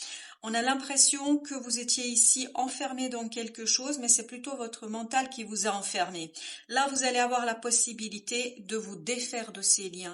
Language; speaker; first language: French; native; French